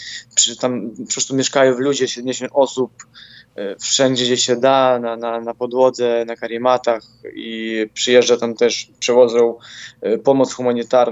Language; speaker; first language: Polish; non-native, fluent; Ukrainian